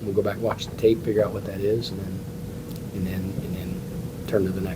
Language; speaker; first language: English; native; English